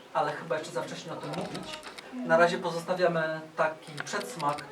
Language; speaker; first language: Polish; native; Polish